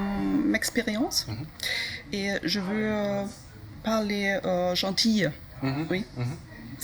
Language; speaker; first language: French; non-native, learner; German